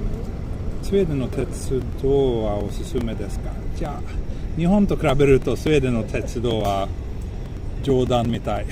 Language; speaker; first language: Japanese; non-native, fluent; Swedish